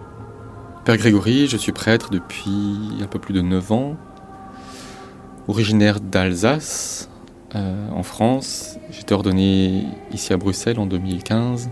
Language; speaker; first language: French; native; French